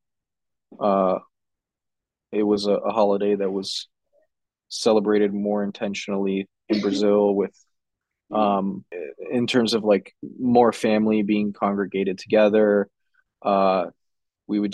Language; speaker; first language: English; non-native, fluent; Portuguese